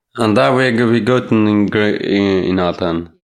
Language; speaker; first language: English; non-native, learner; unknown